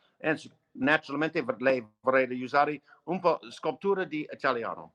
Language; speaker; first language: Italian; non-native, learner; English